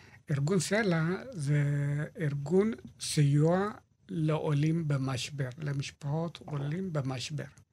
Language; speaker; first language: Hebrew; non-native, fluent; Amharic